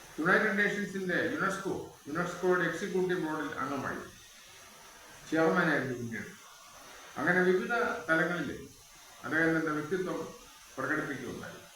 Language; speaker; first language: Malayalam; native; Malayalam